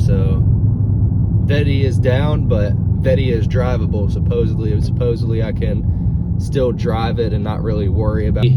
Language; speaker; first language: English; native; English